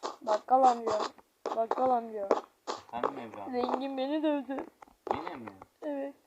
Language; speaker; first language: Turkish; native; Turkish